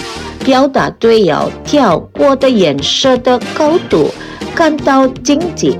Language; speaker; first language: Chinese; non-native, fluent; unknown